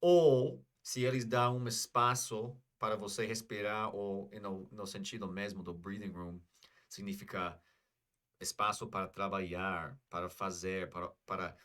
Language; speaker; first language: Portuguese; non-native, fluent; English